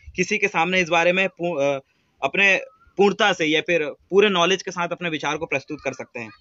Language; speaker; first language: Hindi; native; Hindi